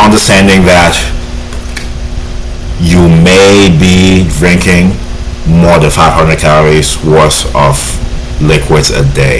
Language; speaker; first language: English; native; English